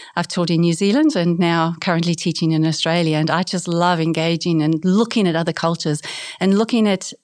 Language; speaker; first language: English; native; English